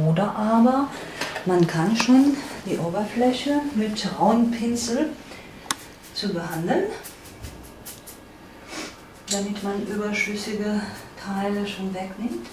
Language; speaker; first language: German; non-native, fluent; Polish